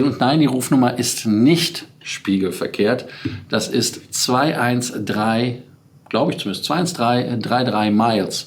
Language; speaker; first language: German; native; German